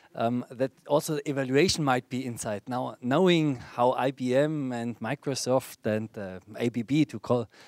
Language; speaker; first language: English; non-native, fluent; Dutch